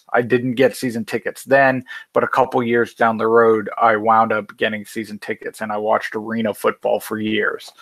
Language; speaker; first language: English; native; English